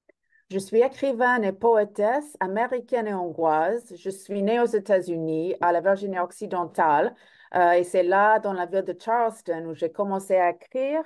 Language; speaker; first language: French; non-native, fluent; English